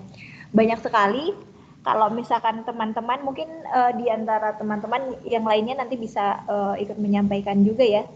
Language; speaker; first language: Indonesian; native; Indonesian